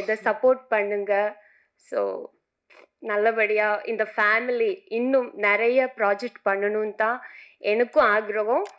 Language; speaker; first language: Tamil; non-native, fluent; Divehi